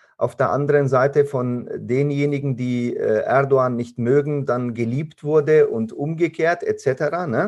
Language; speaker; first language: German; early bilingual, other home language; Turkish